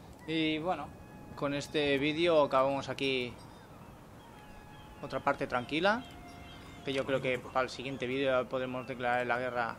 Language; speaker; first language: Spanish; native; Spanish